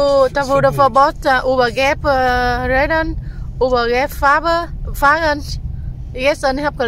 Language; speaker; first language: German; non-native, learner; Vietnamese